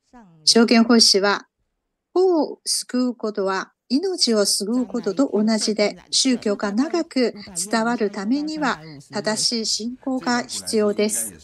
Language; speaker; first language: Japanese; non-native, fluent; Chinese